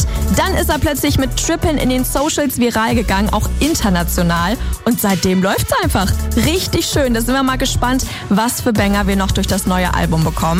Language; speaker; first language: German; native; German